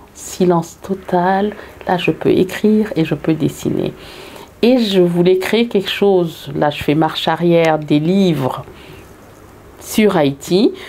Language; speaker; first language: French; early bilingual, heritage; French